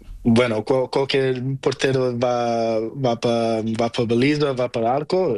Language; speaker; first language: Spanish; non-native, learner; Portuguese